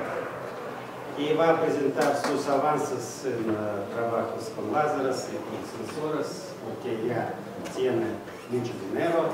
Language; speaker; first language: Spanish; non-native, fluent; Russian